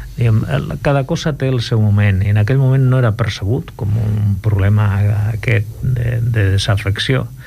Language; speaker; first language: Catalan; non-native, local second language; Spanish